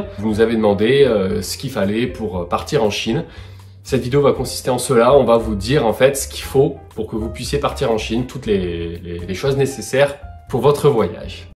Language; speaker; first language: French; native; French